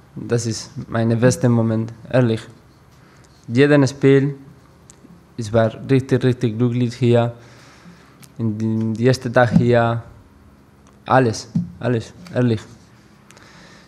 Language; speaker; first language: German; non-native, learner; Spanish